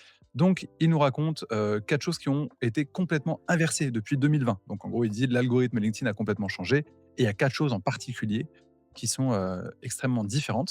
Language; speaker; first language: French; native; French